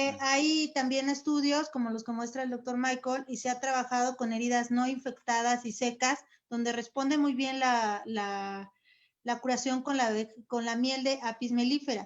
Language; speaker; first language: Spanish; native; Spanish